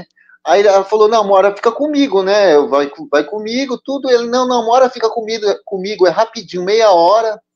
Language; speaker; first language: Portuguese; native; Portuguese